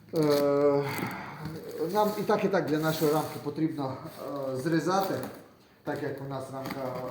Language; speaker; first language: Ukrainian; native; Ukrainian